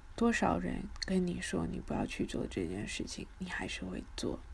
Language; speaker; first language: Chinese; early bilingual, other home language; English